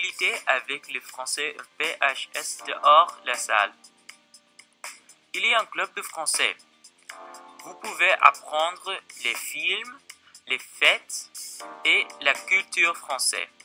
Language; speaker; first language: French; non-native, learner; English